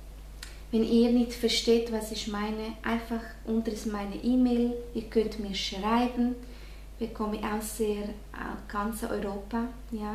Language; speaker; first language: German; non-native, fluent; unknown